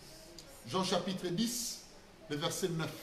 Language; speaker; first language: French; non-native, local second language; Lingala